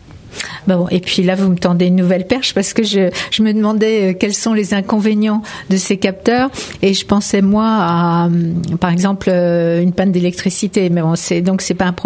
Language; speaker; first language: French; native; French